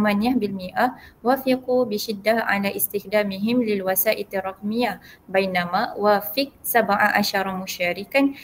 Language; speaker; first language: Arabic; non-native, learner; Malay